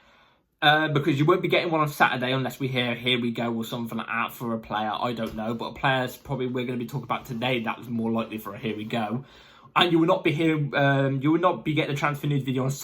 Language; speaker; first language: English; native; English